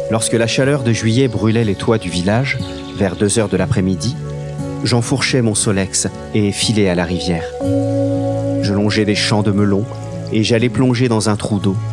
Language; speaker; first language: French; native; French